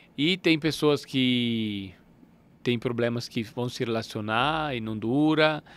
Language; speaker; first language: Portuguese; non-native, fluent; Italian